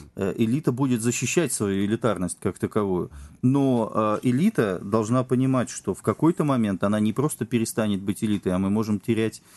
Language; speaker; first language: Russian; native; Russian